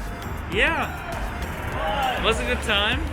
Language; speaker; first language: English; non-native, fluent; German